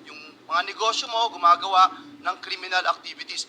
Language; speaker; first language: Filipino; native; Filipino